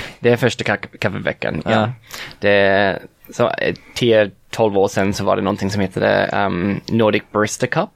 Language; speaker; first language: Swedish; non-native, fluent; English